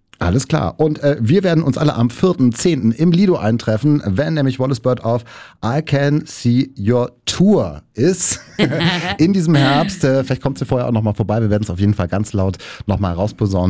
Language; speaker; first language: German; native; German